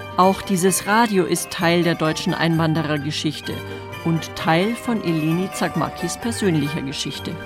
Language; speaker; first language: German; native; German